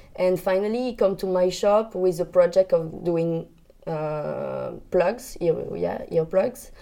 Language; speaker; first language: English; non-native, learner; French